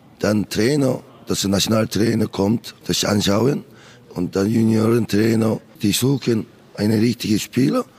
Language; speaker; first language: German; non-native, learner; Korean